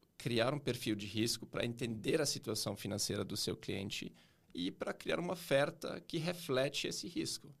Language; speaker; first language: Portuguese; non-native, fluent; Swiss German